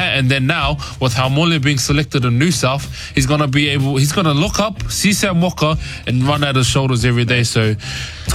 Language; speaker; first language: English; native; English